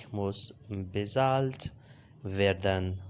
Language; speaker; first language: German; non-native, learner; Urdu